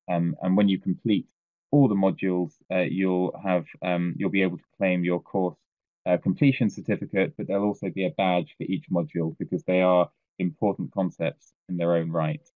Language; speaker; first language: English; native; English